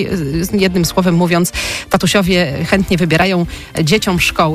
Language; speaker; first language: Polish; native; Polish